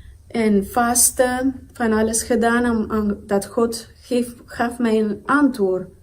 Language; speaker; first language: Dutch; non-native, local second language; Papiamento